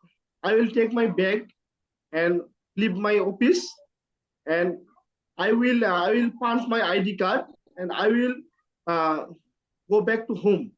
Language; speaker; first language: English; non-native, learner; Bangla